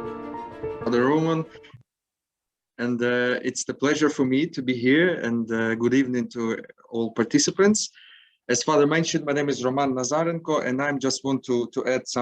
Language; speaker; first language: English; non-native, fluent; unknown